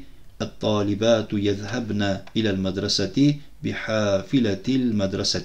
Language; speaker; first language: Arabic; non-native, fluent; Turkish